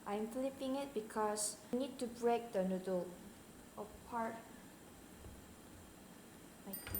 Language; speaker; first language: English; non-native, fluent; Korean